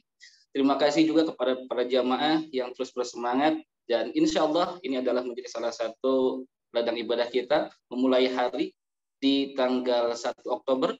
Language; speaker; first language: Indonesian; native; Indonesian